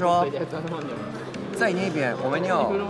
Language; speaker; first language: Chinese; non-native, learner; Japanese